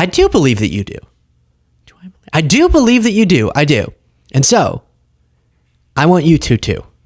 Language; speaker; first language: English; native; English